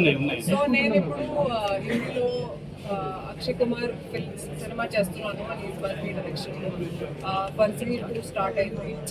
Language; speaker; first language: Telugu; non-native, fluent; Hindi